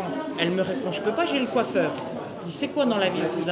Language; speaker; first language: French; native; French